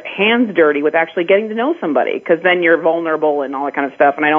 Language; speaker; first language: English; native; English